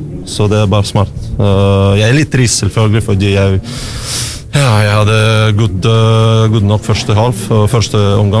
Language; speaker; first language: Norwegian; non-native, learner; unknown